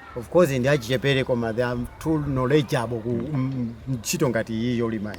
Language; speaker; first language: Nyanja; non-native, local second language; Tumbuka